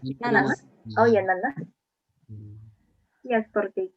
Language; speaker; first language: Indonesian; non-native, learner; Japanese